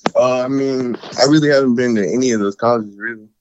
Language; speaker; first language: English; native; English